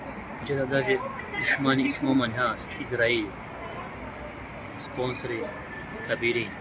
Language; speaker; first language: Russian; non-native, local second language; Tajik